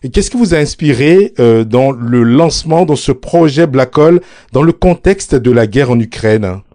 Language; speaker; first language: French; native; French